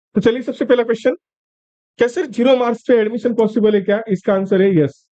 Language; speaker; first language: Hindi; non-native, local second language; Marathi